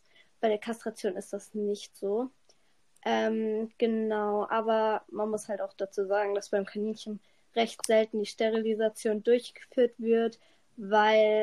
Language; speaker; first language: German; native; German